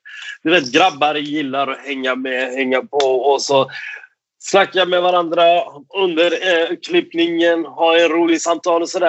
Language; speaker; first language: Swedish; non-native, fluent; Persian